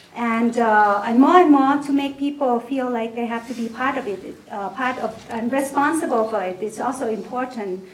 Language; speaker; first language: English; non-native, fluent; Thai